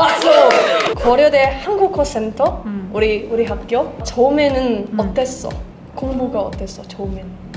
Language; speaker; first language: Korean; non-native, learner; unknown